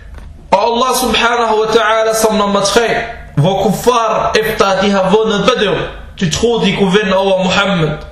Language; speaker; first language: Danish; non-native, fluent; Arabic